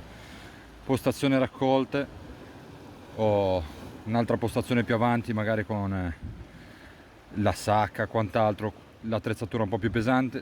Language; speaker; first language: Italian; native; Italian